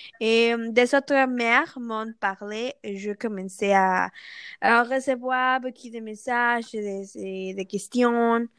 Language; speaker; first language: French; non-native, learner; Spanish